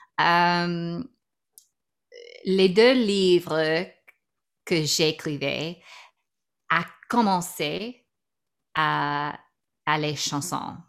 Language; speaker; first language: French; non-native, learner; English